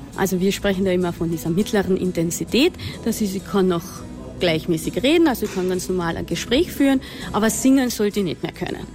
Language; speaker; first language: German; native; German